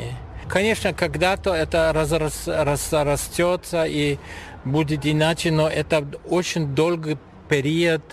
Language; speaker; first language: Russian; non-native, fluent; German